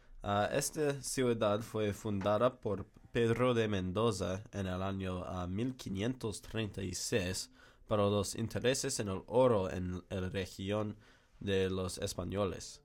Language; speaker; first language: Spanish; non-native, learner; English